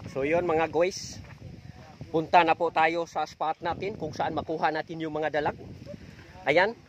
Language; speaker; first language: Filipino; non-native, local second language; Cebuano